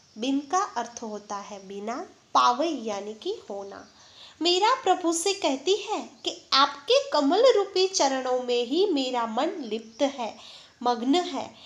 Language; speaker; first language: Hindi; non-native, local second language; Gujarati